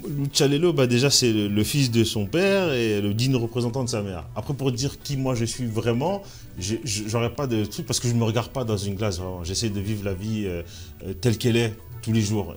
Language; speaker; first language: French; early bilingual, other home language; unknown